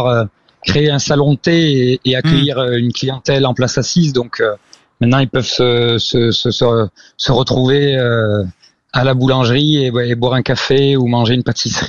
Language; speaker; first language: French; native; French